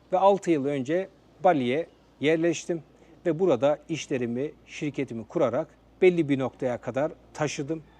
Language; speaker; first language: Turkish; early bilingual, heritage; Turkish